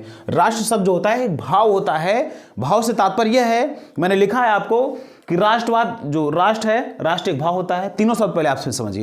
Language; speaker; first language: Hindi; native; Hindi